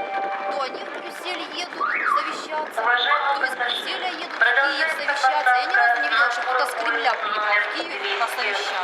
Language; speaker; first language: Russian; native; Russian